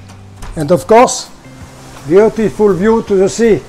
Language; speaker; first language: English; non-native, learner; French